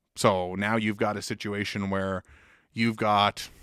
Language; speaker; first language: English; native; English